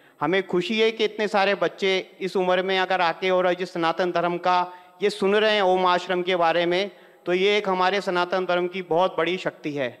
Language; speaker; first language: Hindi; native; Hindi